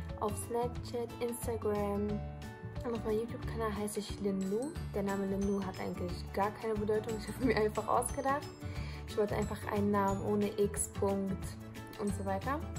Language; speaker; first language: German; early bilingual, other home language; Polish